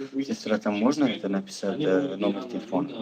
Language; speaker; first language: Russian; non-native, local second language; Tajik